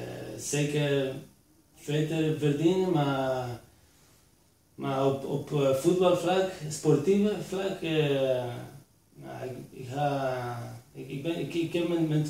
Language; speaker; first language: Dutch; non-native, fluent; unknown